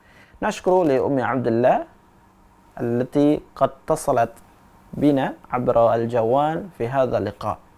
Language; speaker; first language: Arabic; non-native, fluent; Indonesian